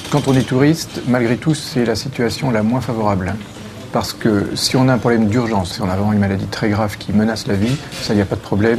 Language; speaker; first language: French; native; French